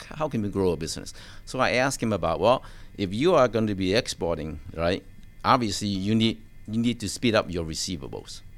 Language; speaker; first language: English; non-native, local second language; Cantonese